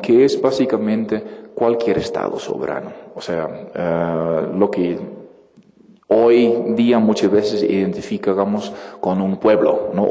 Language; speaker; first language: Spanish; non-native, fluent; Dutch